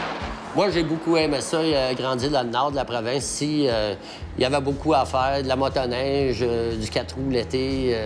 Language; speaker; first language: French; native; French